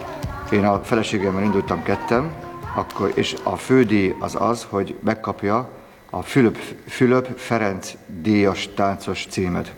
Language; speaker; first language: Hungarian; native; Hungarian